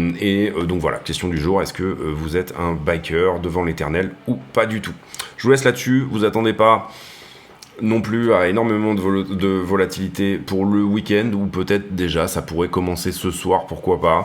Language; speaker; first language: French; native; French